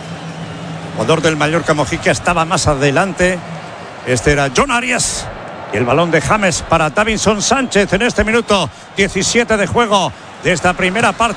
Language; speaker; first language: Spanish; native; Spanish